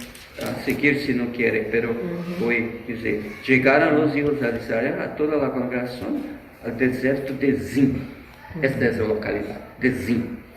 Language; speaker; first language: Spanish; non-native, fluent; Portuguese